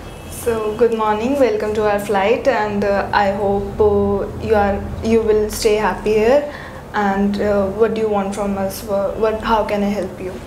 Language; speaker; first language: English; non-native, local second language; Hindi